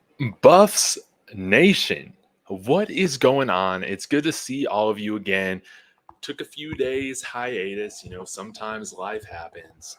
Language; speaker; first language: English; native; English